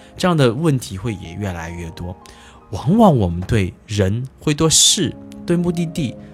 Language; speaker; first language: Chinese; native; Chinese